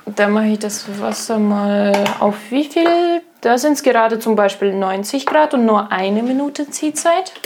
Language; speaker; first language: German; non-native, fluent; Russian